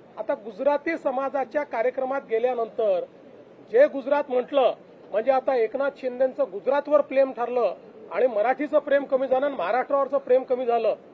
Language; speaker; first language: Marathi; native; Marathi